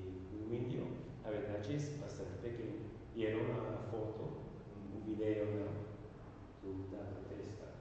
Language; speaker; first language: Portuguese; non-native, learner; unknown